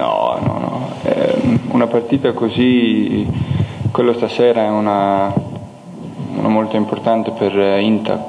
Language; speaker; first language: Italian; non-native, learner; Danish